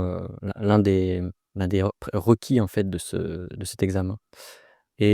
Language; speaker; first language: French; native; French